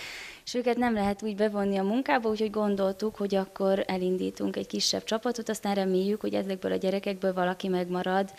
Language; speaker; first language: Hungarian; native; Hungarian